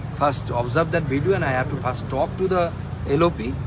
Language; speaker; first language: English; non-native, local second language; Bangla